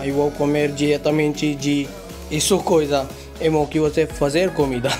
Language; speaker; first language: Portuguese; non-native, learner; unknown